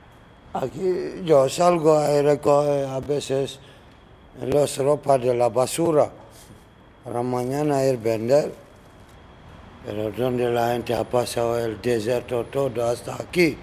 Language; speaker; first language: Spanish; non-native, learner; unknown